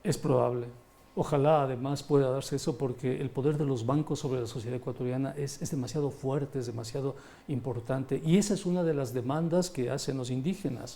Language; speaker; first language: Spanish; native; Spanish